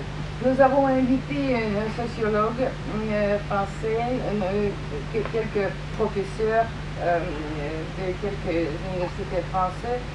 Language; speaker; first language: French; non-native, fluent; Russian